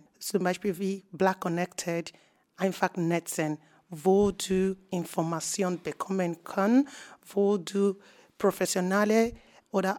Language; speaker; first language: German; non-native, learner; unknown